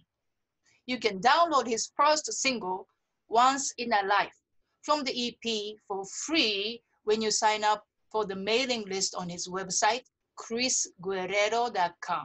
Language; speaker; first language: English; non-native, fluent; Japanese